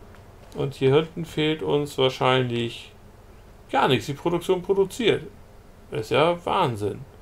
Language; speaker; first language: German; native; German